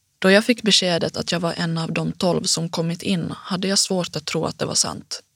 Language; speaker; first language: Swedish; native; Swedish